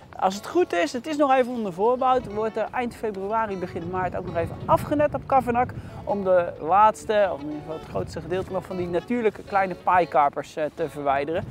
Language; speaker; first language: Dutch; native; Dutch